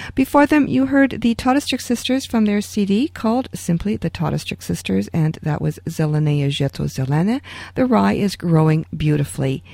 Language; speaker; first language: English; early bilingual, other home language; Ukrainian